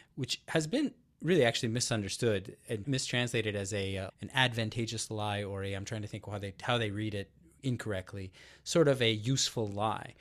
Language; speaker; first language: English; native; English